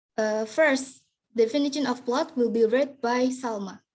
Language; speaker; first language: English; non-native, learner; Indonesian